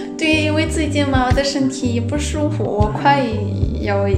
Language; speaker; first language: Chinese; non-native, fluent; Russian